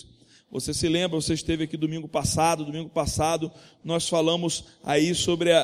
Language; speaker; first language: Portuguese; native; Portuguese